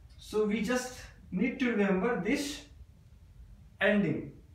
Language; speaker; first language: English; non-native, local second language; Hindi